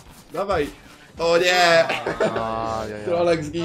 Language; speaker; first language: Polish; native; Polish